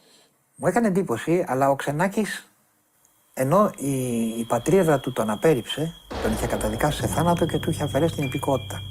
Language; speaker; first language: Greek; native; Greek